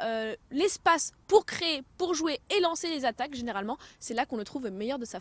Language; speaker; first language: French; native; French